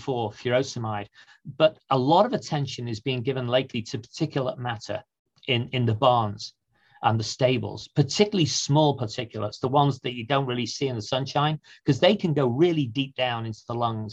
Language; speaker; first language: English; native; English